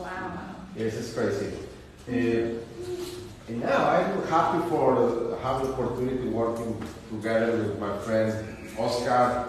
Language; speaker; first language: English; non-native, learner; Spanish